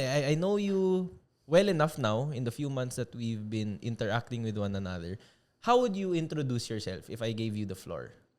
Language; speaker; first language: English; non-native, local second language; Filipino